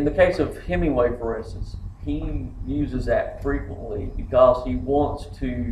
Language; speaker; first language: English; native; English